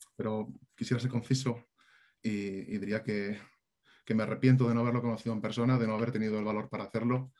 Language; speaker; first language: Spanish; native; Spanish